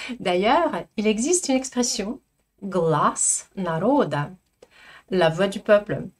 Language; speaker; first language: French; non-native, fluent; Russian